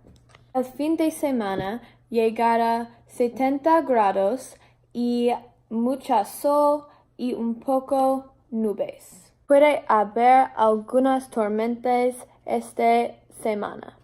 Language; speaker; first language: Spanish; non-native, learner; English